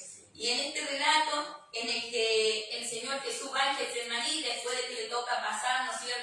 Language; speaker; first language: Spanish; native; Spanish